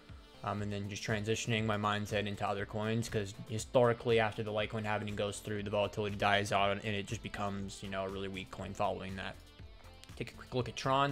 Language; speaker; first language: English; native; English